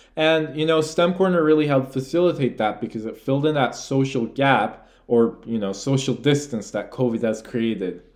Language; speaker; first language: English; early bilingual, other home language; Turkish